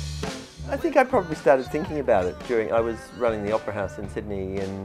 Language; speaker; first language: English; native; English